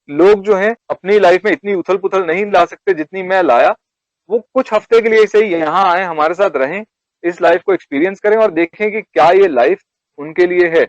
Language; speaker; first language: Hindi; native; Hindi